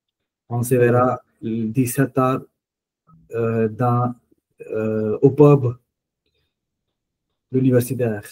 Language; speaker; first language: French; non-native, fluent; Punjabi